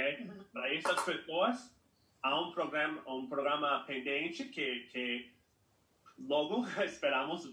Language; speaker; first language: Portuguese; non-native, fluent; English